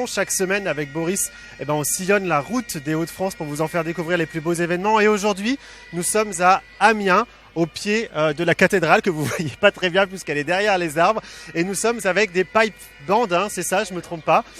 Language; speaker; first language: French; native; French